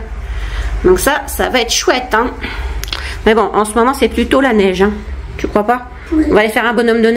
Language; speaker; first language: French; native; French